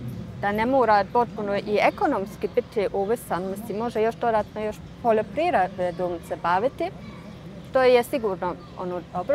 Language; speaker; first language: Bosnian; early bilingual, heritage; Bosnian